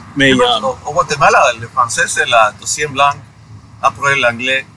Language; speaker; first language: French; non-native, fluent; Spanish